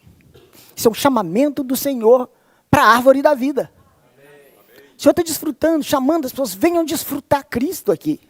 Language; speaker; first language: Portuguese; native; Portuguese